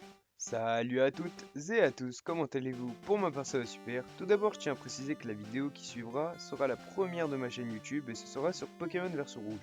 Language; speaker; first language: French; native; French